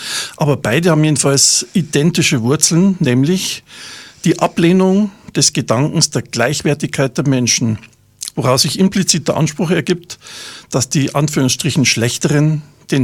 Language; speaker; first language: German; native; German